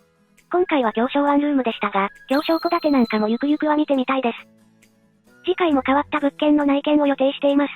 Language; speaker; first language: Japanese; native; Japanese